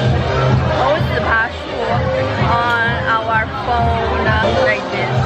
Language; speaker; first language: English; non-native, fluent; Chinese